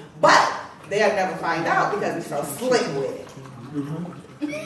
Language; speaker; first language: English; native; English